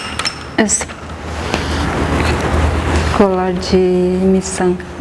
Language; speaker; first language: Portuguese; non-native, local second language; Guarani